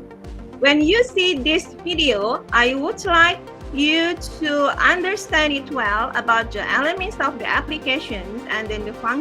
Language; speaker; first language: English; non-native, fluent; Indonesian